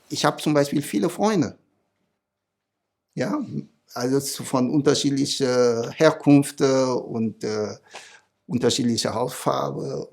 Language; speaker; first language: German; non-native, fluent; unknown